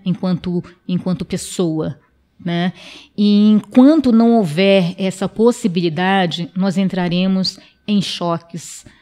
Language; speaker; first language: Portuguese; non-native, local second language; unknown